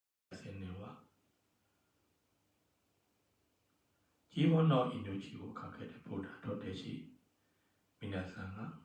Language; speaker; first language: Japanese; non-native, fluent; Burmese